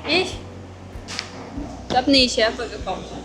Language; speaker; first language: German; non-native, learner; Thai